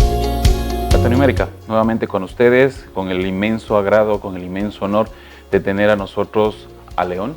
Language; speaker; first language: Spanish; native; Spanish